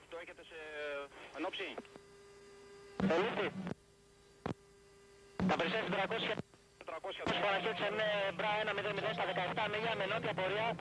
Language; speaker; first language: Greek; native; Greek